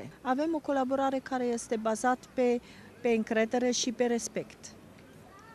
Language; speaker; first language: Romanian; non-native, fluent; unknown